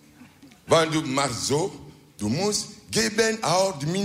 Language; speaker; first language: Dutch; non-native, learner; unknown